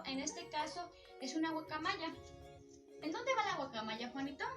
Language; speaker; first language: Spanish; native; Spanish